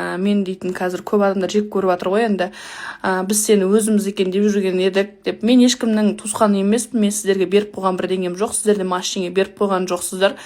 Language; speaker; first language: Kazakh; non-native, local second language; Russian